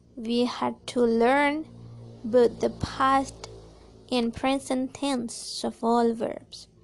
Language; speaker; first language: English; non-native, fluent; Indonesian